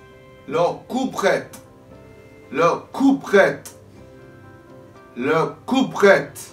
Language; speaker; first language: French; non-native, fluent; Arabic